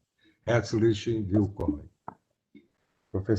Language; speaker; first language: German; non-native, learner; Portuguese